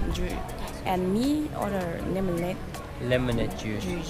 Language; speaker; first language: English; non-native, learner; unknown